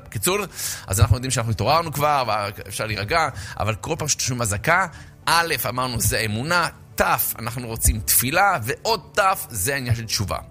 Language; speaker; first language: Hebrew; native; Hebrew